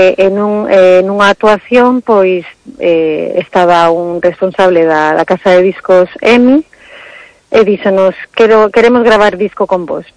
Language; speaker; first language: Galician; early bilingual, heritage; Galician